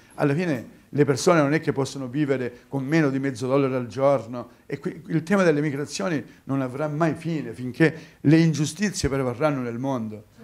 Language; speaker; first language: Italian; native; Italian